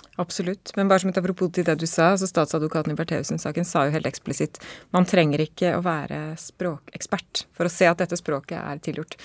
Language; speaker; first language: Norwegian; native; Norwegian